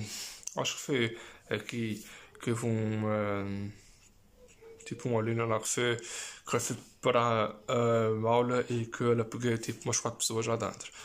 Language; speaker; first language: Portuguese; early bilingual, heritage; Portuguese